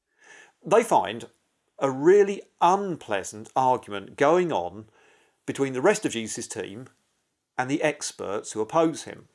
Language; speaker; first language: English; native; English